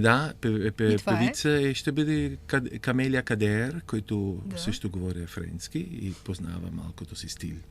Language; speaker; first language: Bulgarian; non-native, fluent; Italian